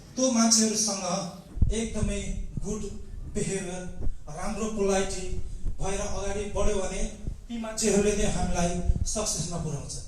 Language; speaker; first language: Nepali; native; Nepali